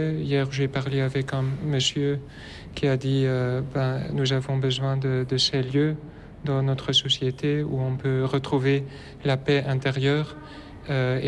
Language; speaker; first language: French; non-native, local second language; Dutch